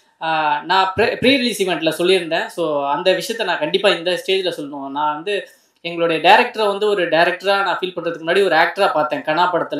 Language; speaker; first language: Tamil; native; Tamil